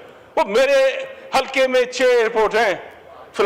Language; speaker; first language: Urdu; non-native, local second language; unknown